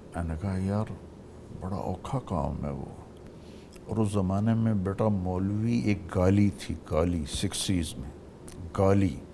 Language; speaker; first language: Urdu; non-native, local second language; Punjabi